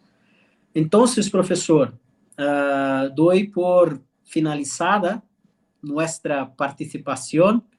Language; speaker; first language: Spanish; non-native, learner; Portuguese